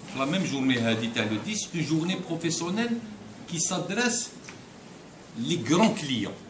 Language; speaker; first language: French; non-native, local second language; Arabic